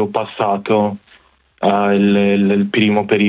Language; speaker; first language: Italian; non-native, fluent; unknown